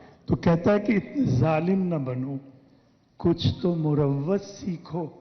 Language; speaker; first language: Urdu; native; Urdu